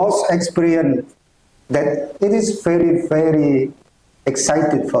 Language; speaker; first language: English; non-native, learner; Indonesian